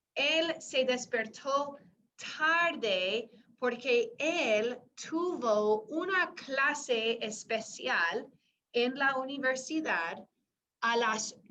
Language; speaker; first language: Spanish; non-native, fluent; English